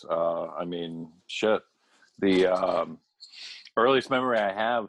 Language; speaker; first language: English; native; English